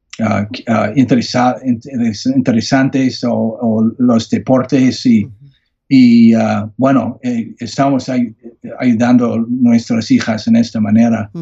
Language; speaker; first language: Spanish; non-native, learner; English